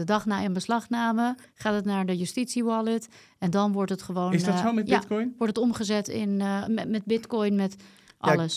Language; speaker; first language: Dutch; native; Dutch